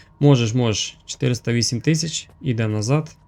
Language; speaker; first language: Ukrainian; native; Ukrainian